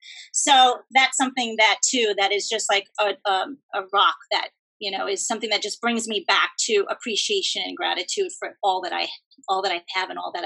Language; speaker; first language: English; native; English